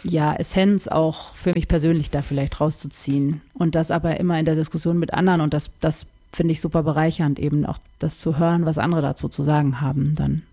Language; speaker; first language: German; native; German